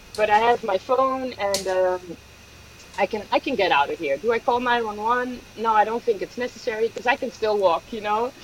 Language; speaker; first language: English; non-native, fluent; Dutch